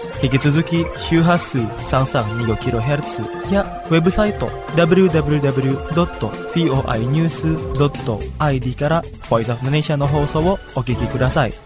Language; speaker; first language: Japanese; non-native, fluent; Indonesian